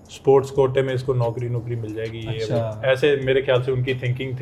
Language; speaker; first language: English; non-native, local second language; Punjabi